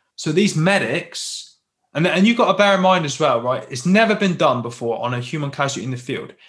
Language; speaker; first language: English; native; English